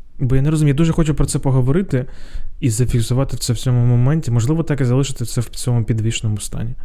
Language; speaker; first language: Ukrainian; non-native, local second language; Russian